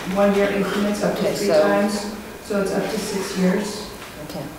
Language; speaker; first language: English; native; English